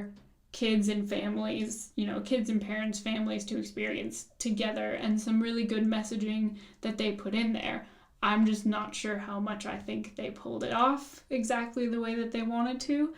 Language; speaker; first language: English; native; English